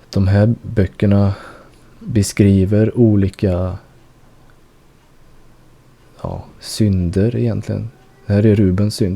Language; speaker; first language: Swedish; native; Swedish